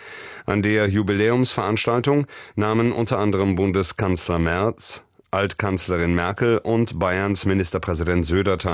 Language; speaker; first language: German; native; German